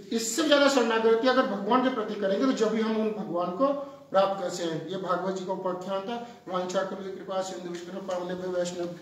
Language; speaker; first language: Hindi; native; Hindi